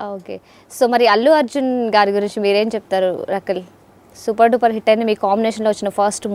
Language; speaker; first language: Telugu; native; Telugu